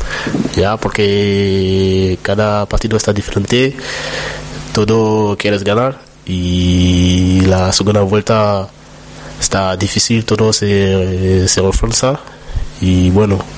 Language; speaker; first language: Spanish; non-native, learner; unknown